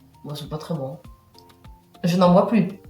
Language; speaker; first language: French; native; French